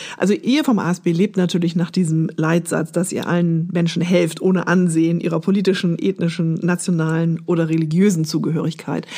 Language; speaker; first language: German; native; German